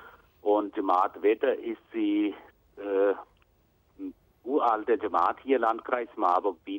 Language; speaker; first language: German; non-native, fluent; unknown